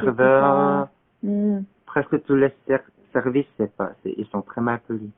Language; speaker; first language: French; non-native, learner; Korean